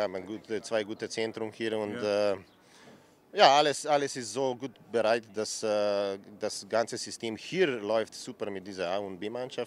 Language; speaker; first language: German; non-native, learner; Slovenian